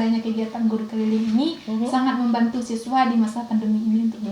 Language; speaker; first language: Indonesian; native; Indonesian